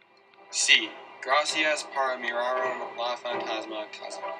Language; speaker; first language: Spanish; non-native, learner; English